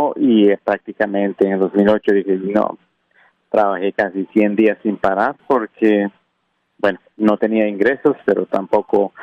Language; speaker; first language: Spanish; non-native, local second language; Kʼicheʼ